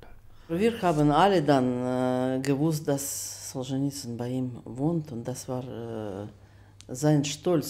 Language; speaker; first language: German; non-native, fluent; Russian